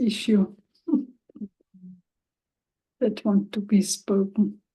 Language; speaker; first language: English; non-native, learner; German